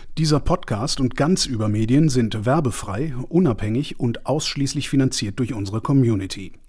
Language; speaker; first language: German; native; German